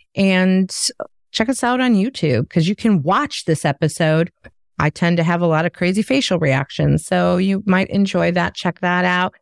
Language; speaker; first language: English; native; English